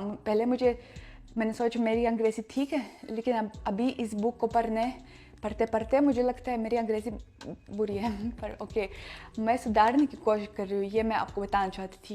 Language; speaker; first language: Hindi; non-native, fluent; Russian